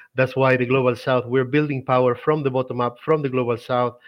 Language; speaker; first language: English; non-native, fluent; Spanish